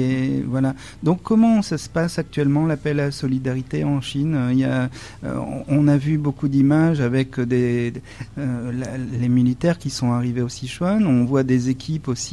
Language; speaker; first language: French; native; French